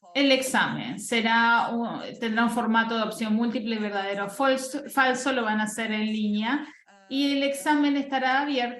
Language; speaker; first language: Spanish; non-native, fluent; Portuguese